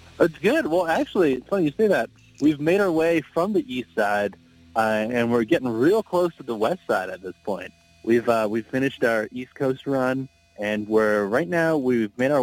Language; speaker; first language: English; native; English